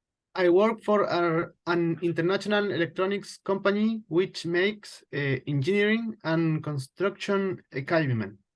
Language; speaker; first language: English; non-native, learner; Spanish